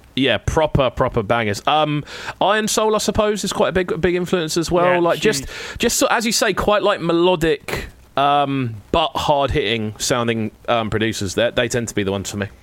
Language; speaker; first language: English; native; English